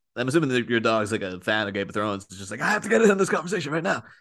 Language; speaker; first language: English; native; English